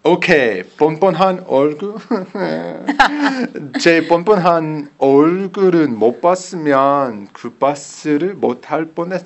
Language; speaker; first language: Korean; non-native, learner; English